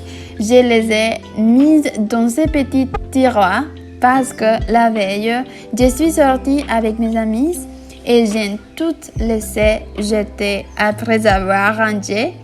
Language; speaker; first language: French; non-native, learner; Spanish